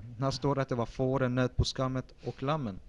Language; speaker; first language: Swedish; early bilingual, other home language; Spanish